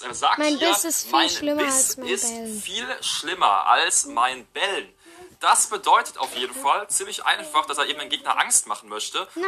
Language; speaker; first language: German; native; German